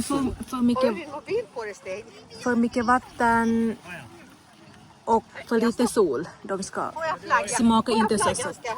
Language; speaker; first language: Swedish; non-native, fluent; Thai